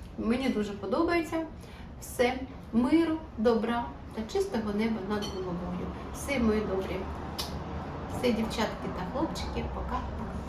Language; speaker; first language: Ukrainian; native; Ukrainian